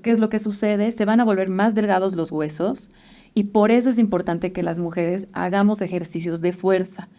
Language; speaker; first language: Spanish; native; Spanish